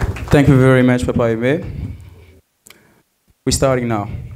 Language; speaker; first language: English; non-native, fluent; French